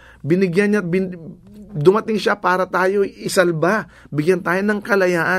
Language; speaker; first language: Filipino; native; Filipino